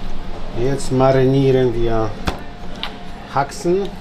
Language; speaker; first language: German; non-native, fluent; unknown